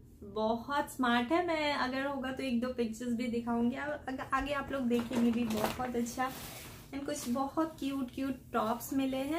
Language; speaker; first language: Hindi; native; Hindi